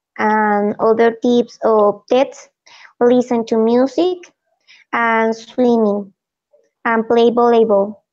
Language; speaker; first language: English; non-native, learner; Spanish